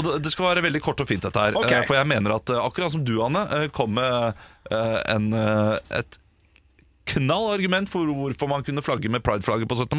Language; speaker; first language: Norwegian; native; Norwegian